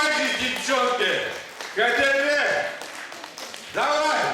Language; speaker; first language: Russian; non-native, local second language; Tatar